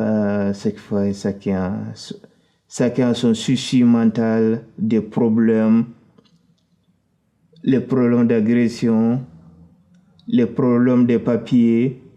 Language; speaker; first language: French; non-native, fluent; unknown